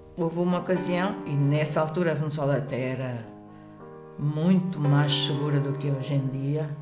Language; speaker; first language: Portuguese; early bilingual, heritage; Spanish